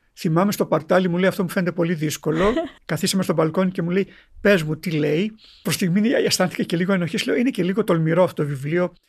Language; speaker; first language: Greek; native; Greek